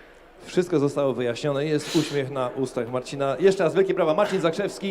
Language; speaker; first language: Polish; native; Polish